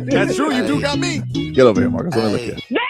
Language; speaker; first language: English; native; English